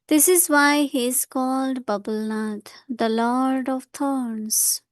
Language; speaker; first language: English; non-native, local second language; Hindi